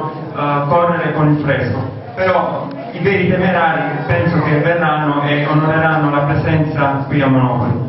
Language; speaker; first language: Italian; native; Italian